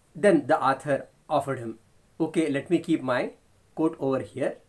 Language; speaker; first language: English; non-native, local second language; Kannada